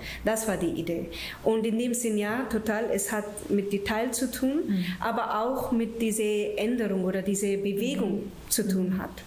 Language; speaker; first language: German; non-native, fluent; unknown